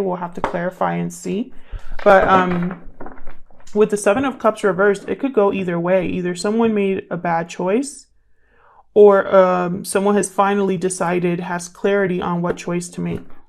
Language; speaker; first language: English; native; English